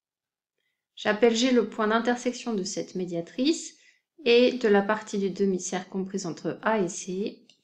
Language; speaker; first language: French; native; French